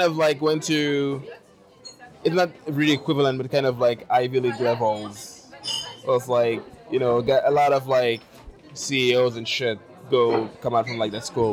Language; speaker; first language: English; non-native, local second language; French